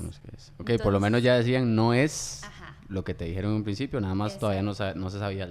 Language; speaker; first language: Spanish; native; Spanish